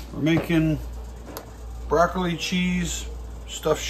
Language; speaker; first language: English; native; English